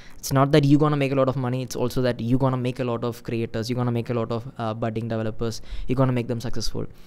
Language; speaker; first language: English; non-native, local second language; Malayalam